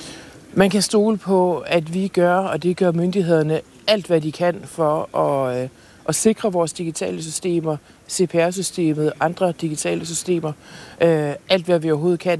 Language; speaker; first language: Danish; native; Danish